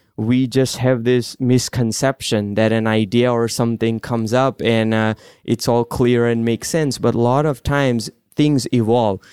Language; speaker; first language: English; non-native, local second language; Gujarati